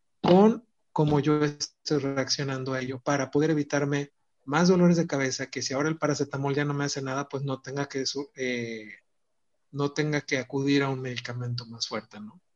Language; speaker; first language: Spanish; native; Spanish